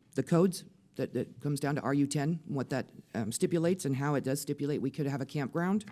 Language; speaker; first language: English; native; English